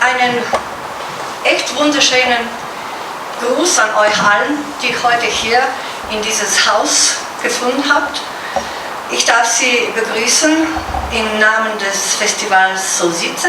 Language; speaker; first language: German; non-native, fluent; Slovenian